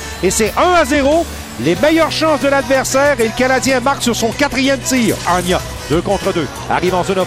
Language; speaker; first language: French; native; French